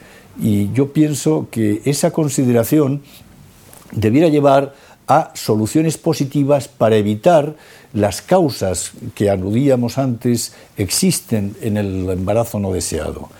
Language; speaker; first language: Spanish; native; Spanish